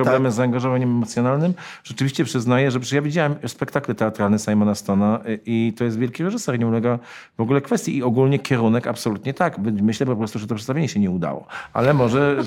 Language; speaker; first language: Polish; native; Polish